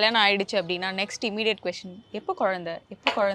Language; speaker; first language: Tamil; native; Tamil